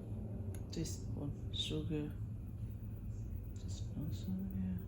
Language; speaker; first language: English; non-native, learner; Vietnamese